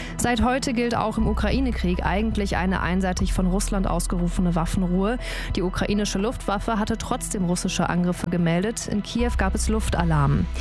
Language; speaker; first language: German; native; German